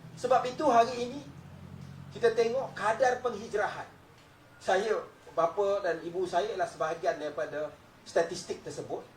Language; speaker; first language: Malay; native; Malay